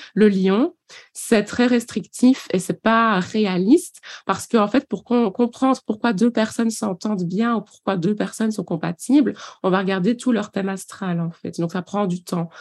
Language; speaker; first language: French; native; French